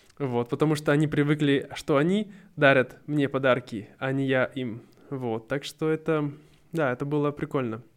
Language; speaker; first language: Russian; native; Russian